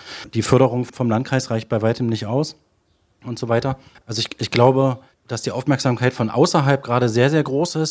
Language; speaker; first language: German; native; German